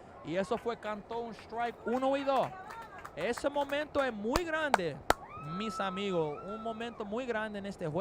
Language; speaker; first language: Spanish; non-native, learner; English